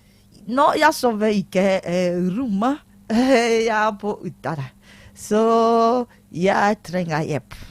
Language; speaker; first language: Norwegian; non-native, learner; Akan